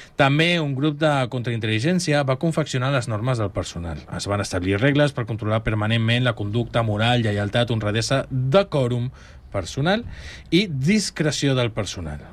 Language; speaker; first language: Catalan; native; Catalan